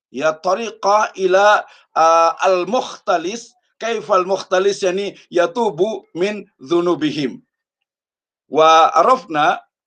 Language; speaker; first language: Arabic; non-native, fluent; Indonesian